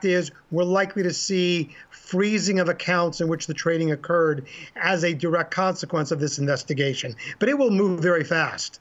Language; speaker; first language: English; native; English